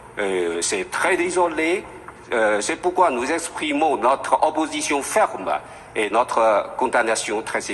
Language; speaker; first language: French; non-native, fluent; Chinese